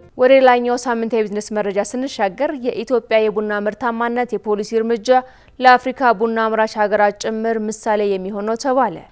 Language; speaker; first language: Amharic; native; Amharic